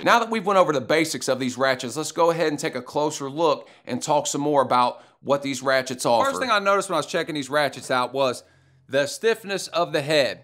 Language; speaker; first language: English; native; English